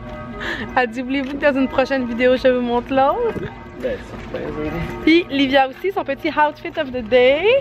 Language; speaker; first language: French; native; French